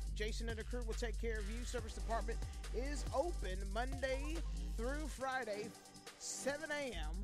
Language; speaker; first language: English; native; English